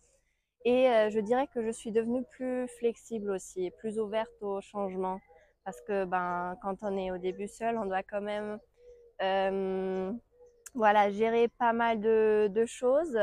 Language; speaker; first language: French; non-native, fluent; German